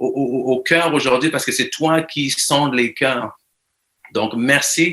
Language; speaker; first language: French; native; French